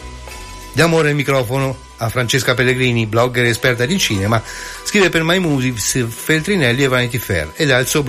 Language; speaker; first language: Italian; native; Italian